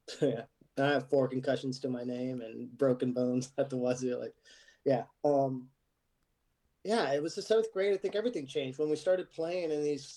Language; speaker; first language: English; early bilingual, other home language; Arabic